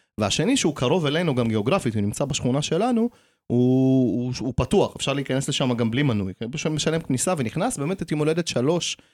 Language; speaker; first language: Hebrew; early bilingual, other home language; Russian